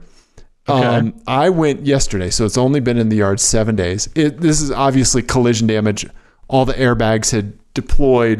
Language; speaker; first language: English; native; English